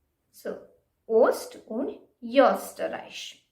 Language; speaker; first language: German; non-native, fluent; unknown